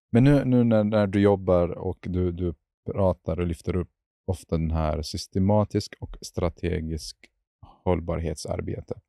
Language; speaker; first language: Swedish; non-native, fluent; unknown